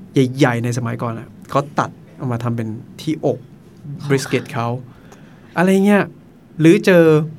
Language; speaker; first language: Thai; non-native, local second language; Akha